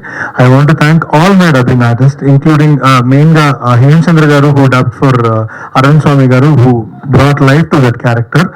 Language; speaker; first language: Telugu; native; Telugu